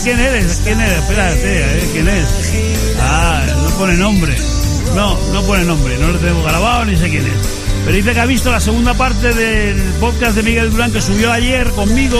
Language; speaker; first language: Spanish; native; Spanish